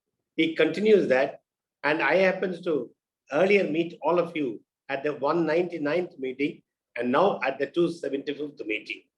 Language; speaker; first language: English; non-native, local second language; Tamil